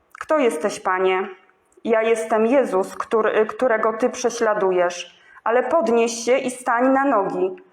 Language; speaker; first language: Polish; native; Polish